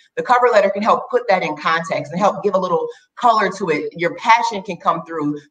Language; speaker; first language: English; native; English